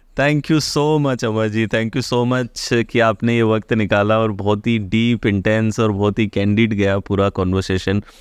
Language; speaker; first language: Hindi; native; Hindi